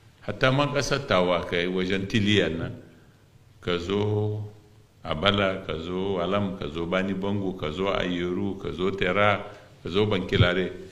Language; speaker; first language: Hausa; non-native, local second language; Arabic